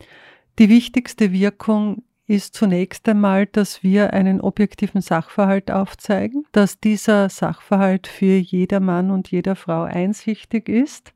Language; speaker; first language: German; native; German